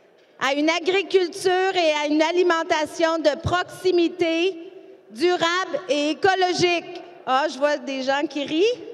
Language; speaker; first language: French; native; French